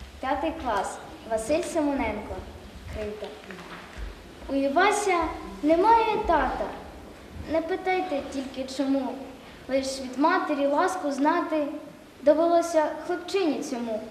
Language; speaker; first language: Ukrainian; native; Ukrainian